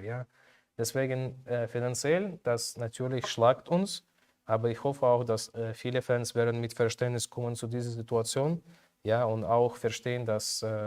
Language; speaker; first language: German; non-native, learner; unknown